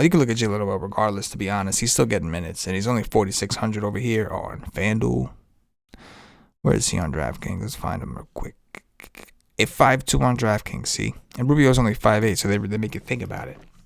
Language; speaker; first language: English; native; English